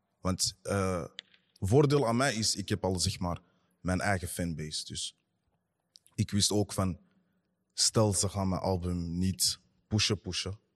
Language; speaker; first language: Dutch; early bilingual, other home language; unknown